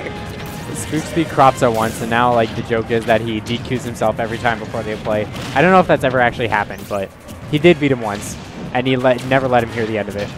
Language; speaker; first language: English; native; English